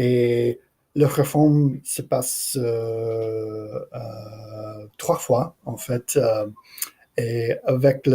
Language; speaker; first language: French; non-native, learner; English